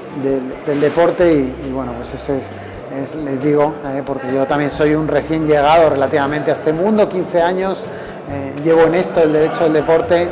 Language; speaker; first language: Spanish; native; Spanish